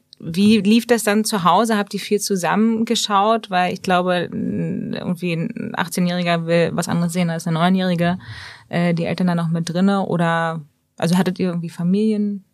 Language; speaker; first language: German; native; German